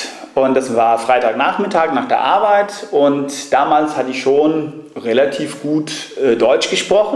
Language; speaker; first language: German; non-native, fluent; Danish